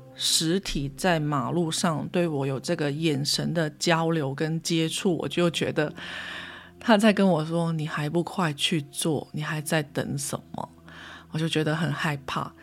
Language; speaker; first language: Chinese; non-native, local second language; Cantonese